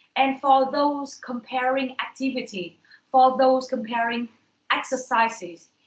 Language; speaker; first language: English; non-native, fluent; Vietnamese